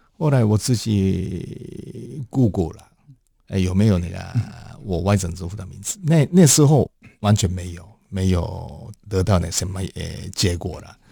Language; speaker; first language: Chinese; non-native, fluent; Japanese